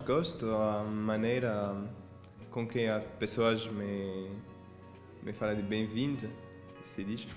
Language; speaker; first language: Portuguese; non-native, learner; French